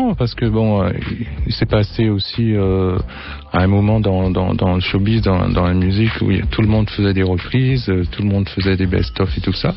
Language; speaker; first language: French; native; French